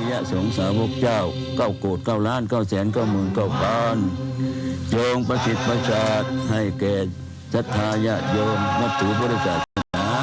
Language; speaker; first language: Thai; native; Thai